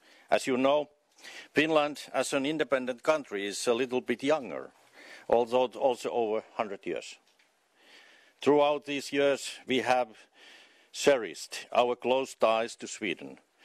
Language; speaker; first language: English; non-native, fluent; Finnish